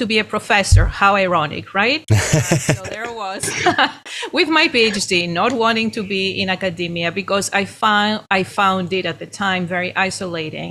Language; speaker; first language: English; non-native, fluent; Greek